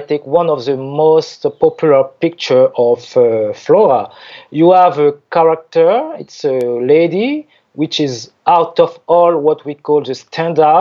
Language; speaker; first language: English; non-native, fluent; French